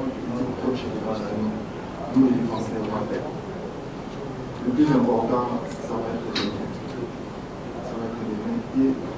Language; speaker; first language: French; non-native, local second language; Lingala